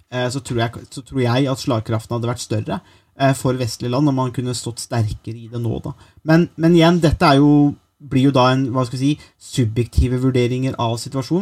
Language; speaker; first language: Norwegian; native; Norwegian